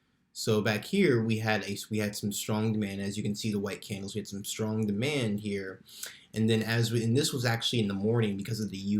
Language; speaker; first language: English; native; English